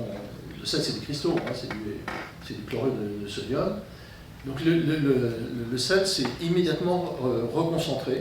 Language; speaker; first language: French; native; French